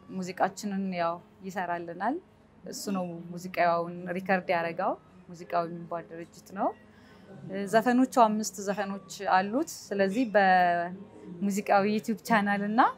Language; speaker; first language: Amharic; native; Amharic